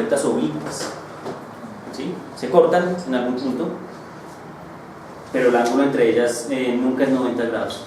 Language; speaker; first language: Spanish; native; Spanish